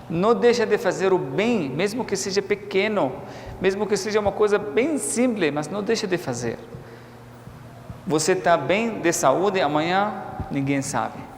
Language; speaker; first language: Portuguese; non-native, fluent; Arabic